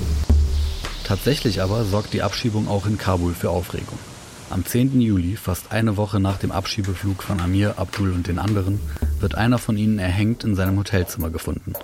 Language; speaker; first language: German; native; German